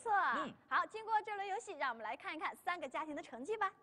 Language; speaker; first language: Chinese; native; Chinese